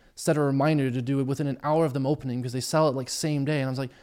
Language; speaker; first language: English; early bilingual, other home language; German